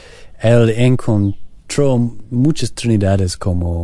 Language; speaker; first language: Spanish; non-native, learner; English